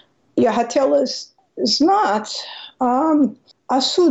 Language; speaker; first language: Russian; non-native, fluent; English